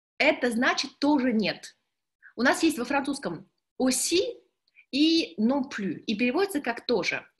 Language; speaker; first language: Russian; native; Russian